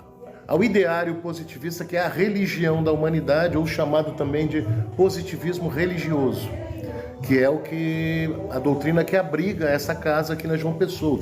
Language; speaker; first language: Portuguese; native; Portuguese